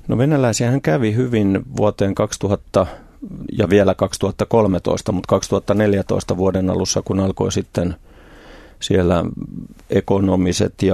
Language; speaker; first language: Finnish; native; Finnish